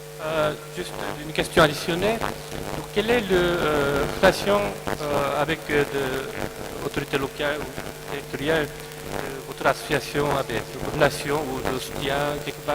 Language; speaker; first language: French; non-native, fluent; Korean